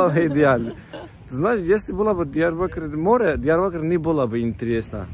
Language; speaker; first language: Russian; non-native, learner; Turkish